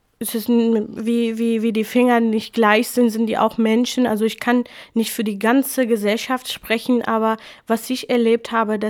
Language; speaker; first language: German; non-native, fluent; Kurdish